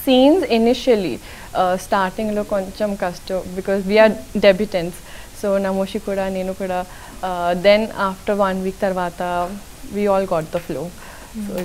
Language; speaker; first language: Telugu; non-native, local second language; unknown